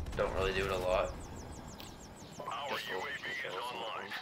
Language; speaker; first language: English; native; English